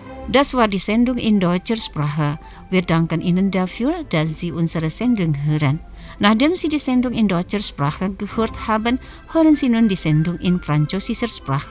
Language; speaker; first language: German; non-native, fluent; Indonesian